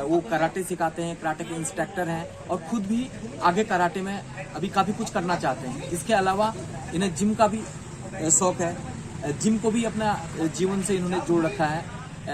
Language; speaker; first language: Hindi; native; Hindi